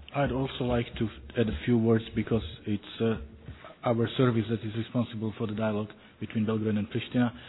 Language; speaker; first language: English; non-native, fluent; Czech